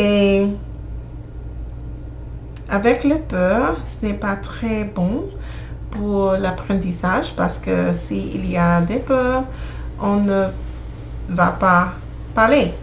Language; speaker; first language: French; non-native, learner; English